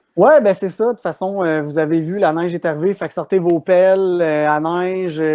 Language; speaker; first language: French; native; French